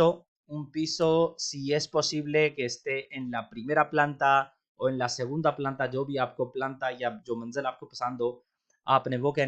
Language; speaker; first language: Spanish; non-native, fluent; Urdu